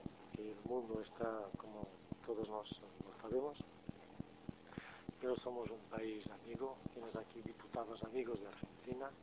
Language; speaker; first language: Spanish; non-native, fluent; Portuguese